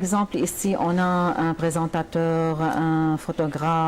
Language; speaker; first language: French; non-native, fluent; Arabic